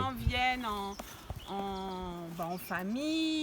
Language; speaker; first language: French; native; French